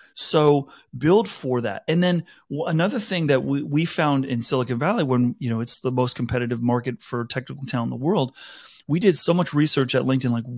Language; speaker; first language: English; native; English